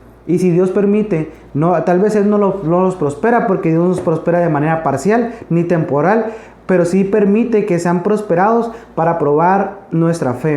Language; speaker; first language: Spanish; native; Spanish